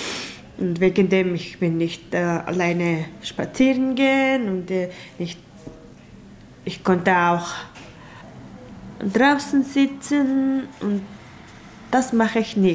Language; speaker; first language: German; non-native, learner; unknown